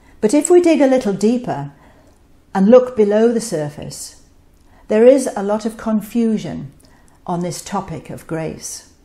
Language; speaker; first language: English; native; English